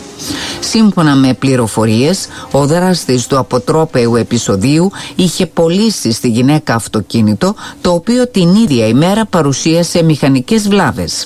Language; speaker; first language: Greek; native; Greek